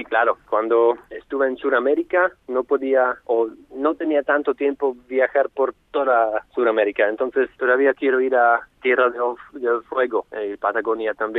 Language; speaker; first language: Spanish; non-native, fluent; Slovak